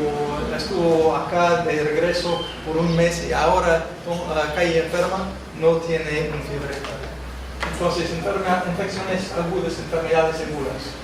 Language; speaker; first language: Spanish; non-native, fluent; English